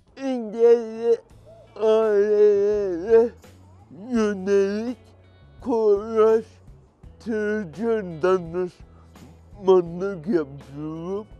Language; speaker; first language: Turkish; native; Turkish